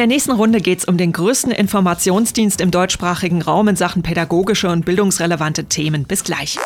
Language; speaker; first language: German; native; German